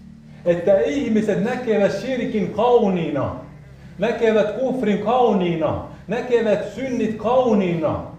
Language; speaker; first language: Finnish; non-native, fluent; Arabic